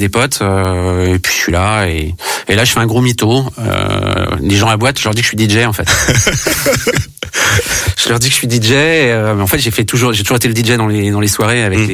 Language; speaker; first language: French; native; French